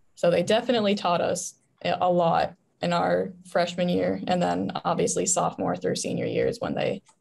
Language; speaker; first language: English; native; English